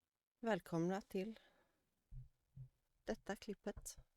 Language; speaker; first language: Swedish; native; Swedish